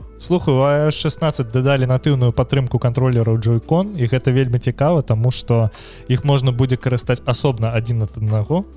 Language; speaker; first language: Belarusian; native; Belarusian